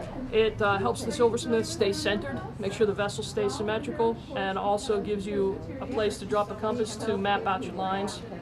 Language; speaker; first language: English; native; English